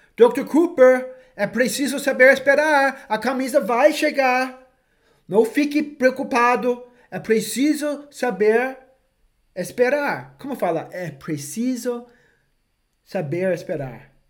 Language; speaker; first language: Portuguese; non-native, fluent; English